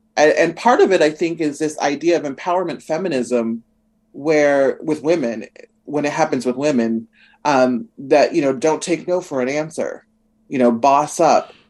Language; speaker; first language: English; native; English